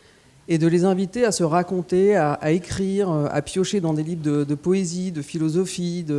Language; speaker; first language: French; native; French